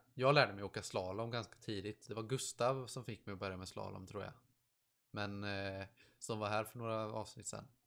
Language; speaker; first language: Swedish; native; Swedish